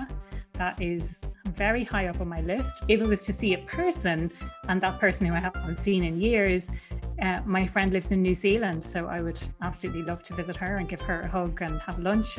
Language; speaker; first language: English; native; English